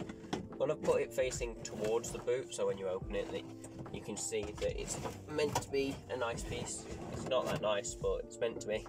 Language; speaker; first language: English; native; English